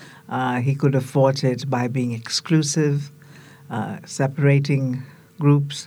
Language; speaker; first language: English; non-native, local second language; Tamil